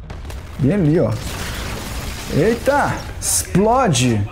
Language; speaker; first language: Portuguese; native; Portuguese